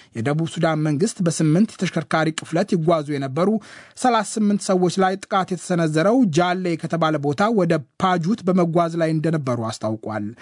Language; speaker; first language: Amharic; native; Amharic